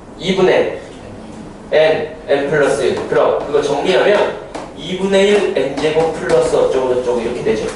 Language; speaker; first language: Korean; native; Korean